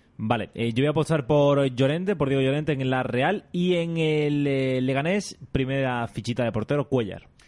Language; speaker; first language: Spanish; native; Spanish